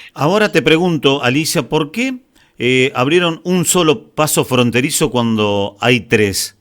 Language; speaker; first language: Spanish; native; Spanish